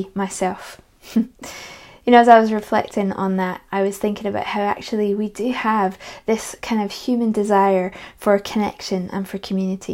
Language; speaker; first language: English; native; English